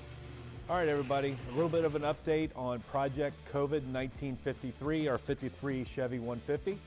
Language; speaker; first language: English; native; English